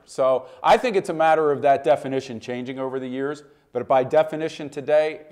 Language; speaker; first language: English; native; English